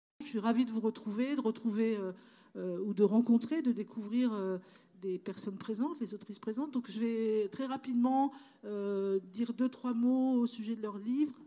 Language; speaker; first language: French; native; French